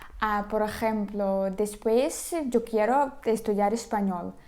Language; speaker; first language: Spanish; non-native, fluent; Ukrainian